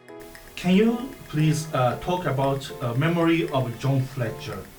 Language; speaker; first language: English; non-native, learner; Japanese